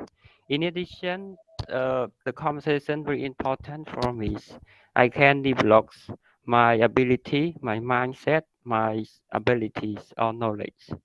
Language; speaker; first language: English; non-native, learner; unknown